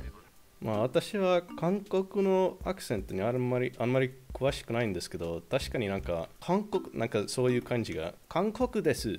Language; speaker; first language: Japanese; non-native, fluent; Finnish